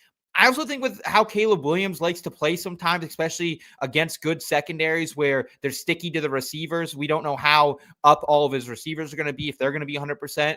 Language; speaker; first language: English; native; English